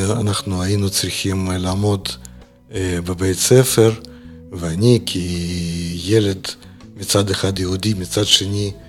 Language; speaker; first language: Hebrew; non-native, fluent; Russian